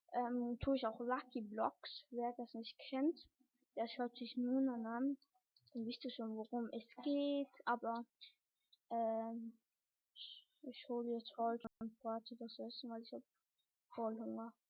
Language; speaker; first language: German; early bilingual, other home language; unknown